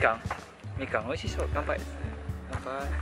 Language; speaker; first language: Japanese; non-native, fluent; Indonesian